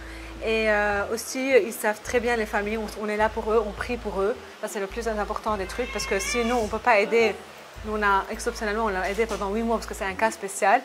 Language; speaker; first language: French; non-native, local second language; Arabic